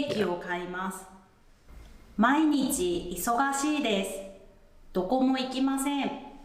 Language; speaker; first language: Japanese; non-native, learner; English